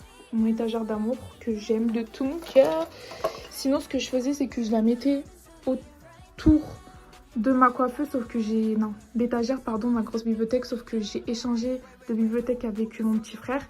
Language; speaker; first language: French; native; French